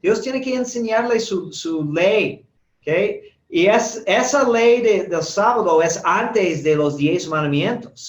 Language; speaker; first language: Spanish; non-native, fluent; English